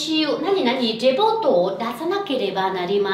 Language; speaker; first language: Japanese; non-native, learner; Vietnamese